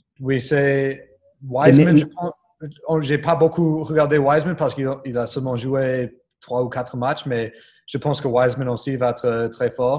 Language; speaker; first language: French; non-native, learner; English